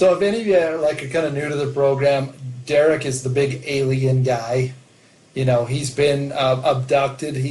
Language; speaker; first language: English; native; English